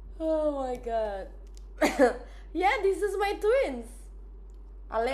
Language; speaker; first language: English; non-native, fluent; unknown